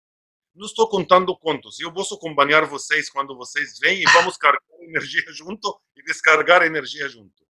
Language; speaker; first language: Portuguese; non-native, fluent; Arabic